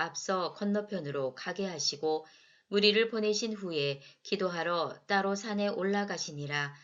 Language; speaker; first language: Korean; native; Korean